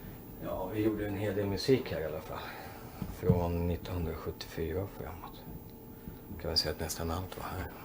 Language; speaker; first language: Swedish; native; Swedish